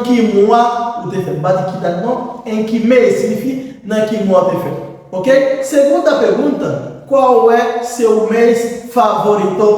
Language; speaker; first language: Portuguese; non-native, fluent; Haitian Creole